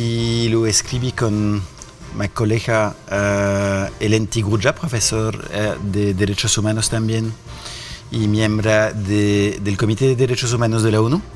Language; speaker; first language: Spanish; non-native, fluent; French